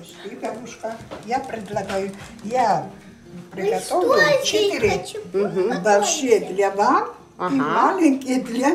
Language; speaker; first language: Russian; non-native, learner; Georgian